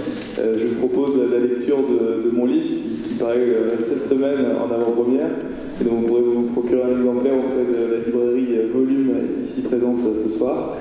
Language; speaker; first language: French; native; French